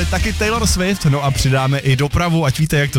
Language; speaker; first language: Czech; native; Czech